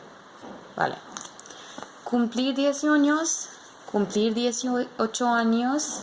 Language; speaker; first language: Spanish; non-native, learner; English